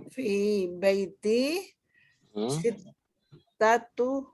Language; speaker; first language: Arabic; non-native, learner; Indonesian